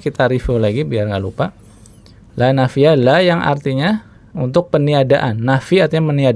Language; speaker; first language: Indonesian; native; Indonesian